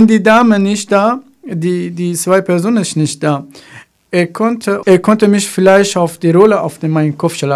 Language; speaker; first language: German; non-native, learner; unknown